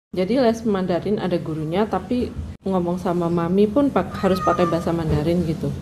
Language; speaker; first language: Indonesian; native; Indonesian